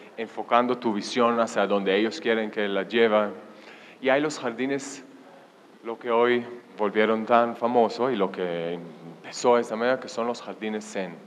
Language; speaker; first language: Spanish; non-native, fluent; Hebrew